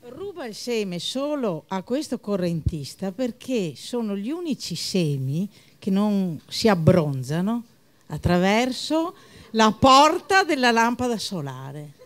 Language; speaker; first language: Italian; native; Italian